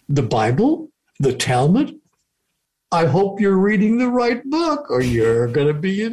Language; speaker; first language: English; native; English